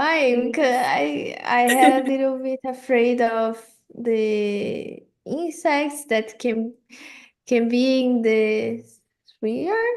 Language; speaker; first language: English; non-native, fluent; Portuguese